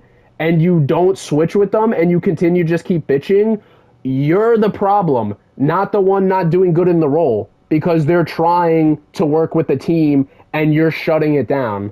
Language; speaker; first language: English; native; English